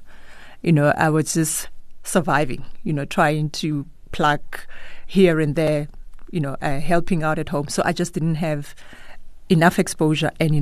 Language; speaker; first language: English; non-native, local second language; Tswana